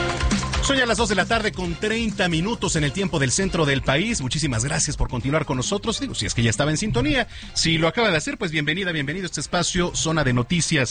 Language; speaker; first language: Spanish; native; Spanish